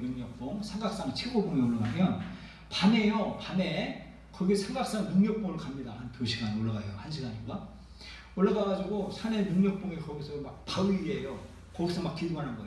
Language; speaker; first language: Korean; native; Korean